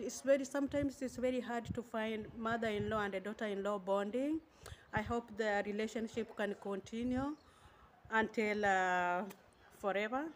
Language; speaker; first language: English; non-native, learner; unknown